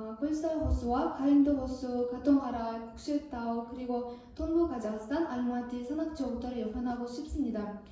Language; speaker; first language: Korean; non-native, learner; Kazakh